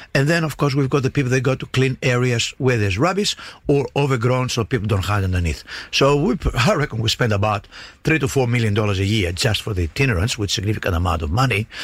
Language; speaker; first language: English; non-native, fluent; Greek